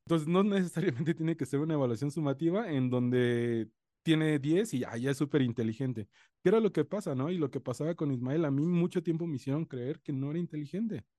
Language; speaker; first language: Spanish; native; Spanish